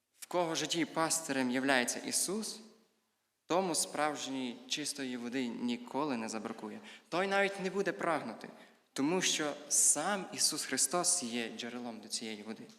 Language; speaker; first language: Ukrainian; native; Ukrainian